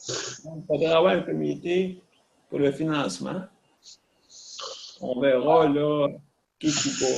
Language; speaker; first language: French; native; French